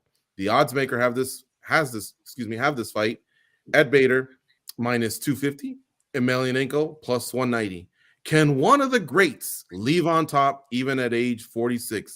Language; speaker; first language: English; native; English